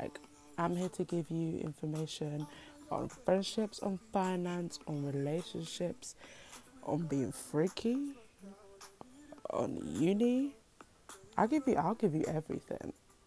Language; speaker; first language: English; native; English